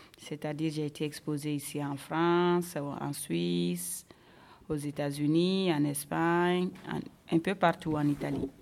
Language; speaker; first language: French; non-native, local second language; Bambara